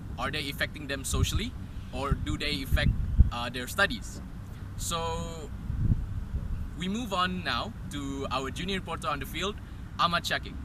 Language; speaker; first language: English; non-native, local second language; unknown